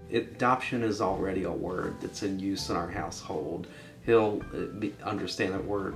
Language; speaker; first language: English; native; English